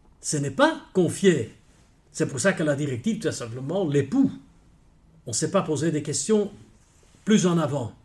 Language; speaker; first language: French; non-native, local second language; Dutch